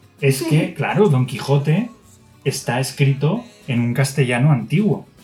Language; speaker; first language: Spanish; native; Spanish